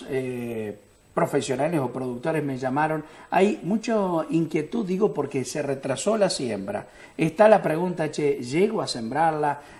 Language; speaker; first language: Spanish; native; Spanish